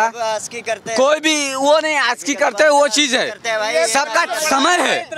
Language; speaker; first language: Hindi; native; Hindi